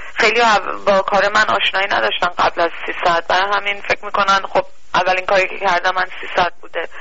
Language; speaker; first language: Persian; early bilingual, heritage; Persian